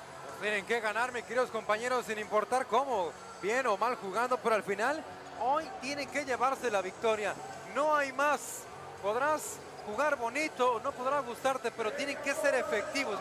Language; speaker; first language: Spanish; native; Spanish